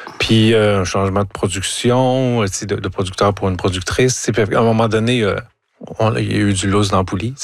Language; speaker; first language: French; native; French